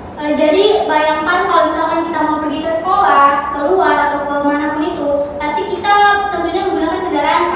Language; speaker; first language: Indonesian; native; Indonesian